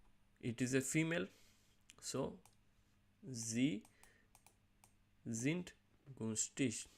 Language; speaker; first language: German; non-native, learner; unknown